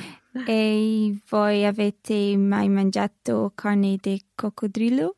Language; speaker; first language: Italian; non-native, learner; English